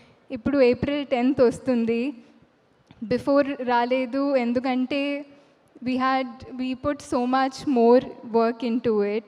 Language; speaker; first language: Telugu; non-native, fluent; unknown